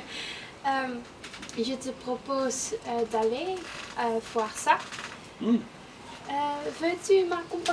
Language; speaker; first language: French; non-native, learner; Dutch